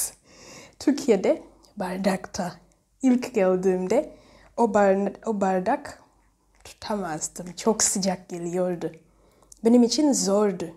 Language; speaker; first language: Turkish; non-native, learner; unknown